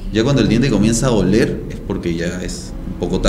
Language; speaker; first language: Spanish; native; Spanish